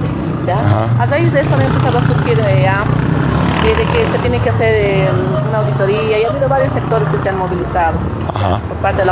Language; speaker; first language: Spanish; native; Spanish